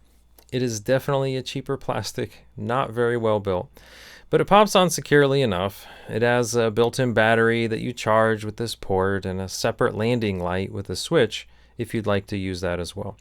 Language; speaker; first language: English; native; English